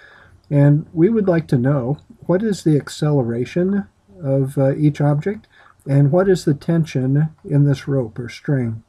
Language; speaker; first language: English; native; English